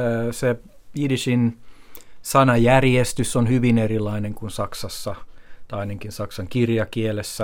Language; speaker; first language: Finnish; native; Finnish